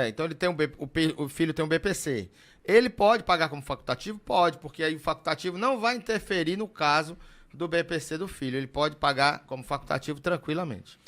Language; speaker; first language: Portuguese; native; Portuguese